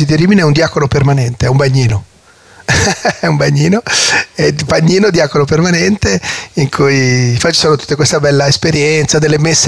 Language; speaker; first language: Italian; native; Italian